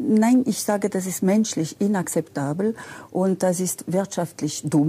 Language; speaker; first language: German; non-native, local second language; French